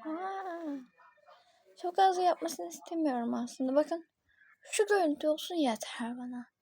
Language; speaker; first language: Turkish; native; Turkish